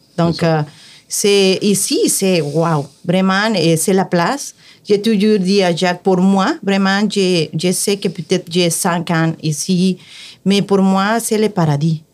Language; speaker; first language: French; non-native, fluent; Spanish